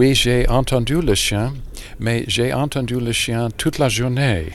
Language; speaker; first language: French; non-native, learner; English